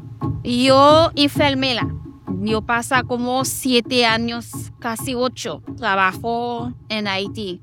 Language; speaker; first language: Spanish; non-native, learner; Haitian Creole